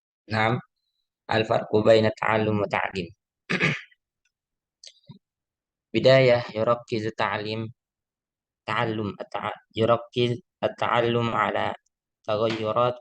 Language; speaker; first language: Arabic; non-native, learner; Indonesian